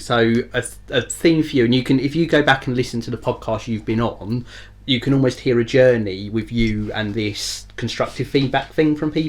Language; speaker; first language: English; native; English